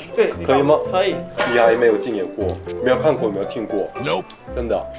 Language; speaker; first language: Chinese; non-native, fluent; Korean